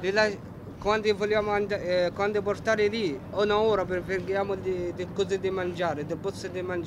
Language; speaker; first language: Italian; non-native, learner; Arabic